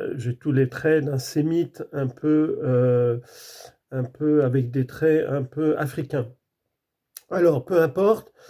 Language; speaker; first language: French; native; French